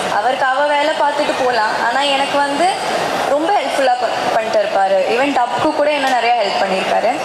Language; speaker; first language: Tamil; non-native, local second language; Malayalam